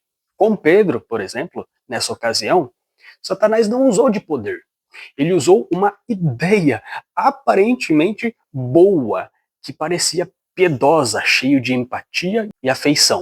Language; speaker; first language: Portuguese; native; Portuguese